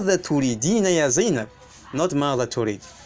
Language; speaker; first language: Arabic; non-native, fluent; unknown